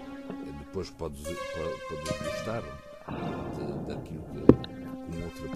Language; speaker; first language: Portuguese; early bilingual, heritage; French